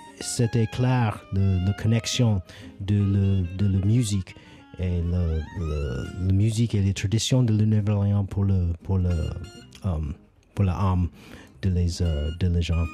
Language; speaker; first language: French; non-native, learner; English